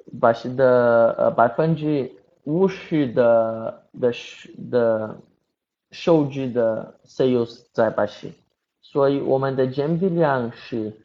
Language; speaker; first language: Chinese; non-native, learner; Portuguese